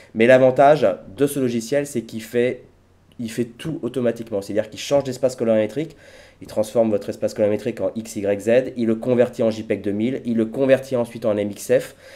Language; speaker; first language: French; native; French